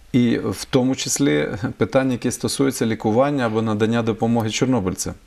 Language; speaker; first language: Ukrainian; native; Ukrainian